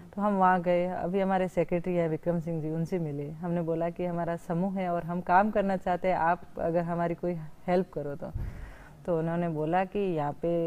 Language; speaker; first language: Hindi; native; Hindi